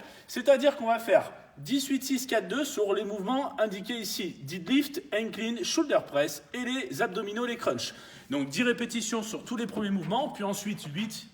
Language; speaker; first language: French; native; French